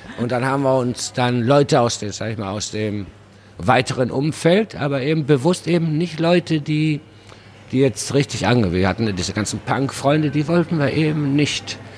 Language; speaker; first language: German; early bilingual, other home language; Spanish